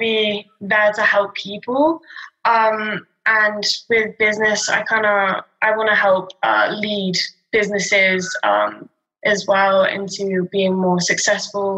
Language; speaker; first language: English; native; English